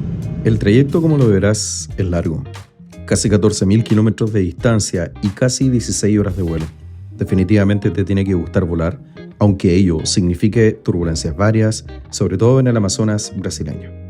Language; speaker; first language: Spanish; native; Spanish